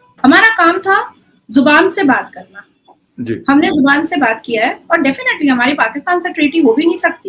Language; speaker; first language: Hindi; native; Hindi